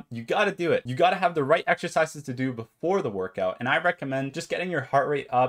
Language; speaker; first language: English; native; English